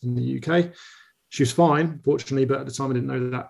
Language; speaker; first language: English; native; English